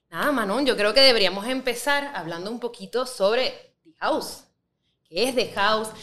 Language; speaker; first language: Spanish; native; Spanish